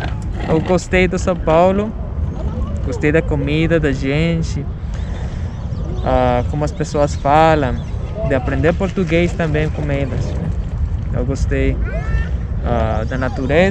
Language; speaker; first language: Portuguese; non-native, fluent; Spanish